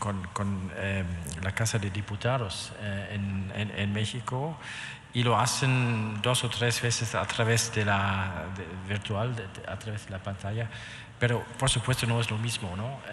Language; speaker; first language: Spanish; non-native, fluent; German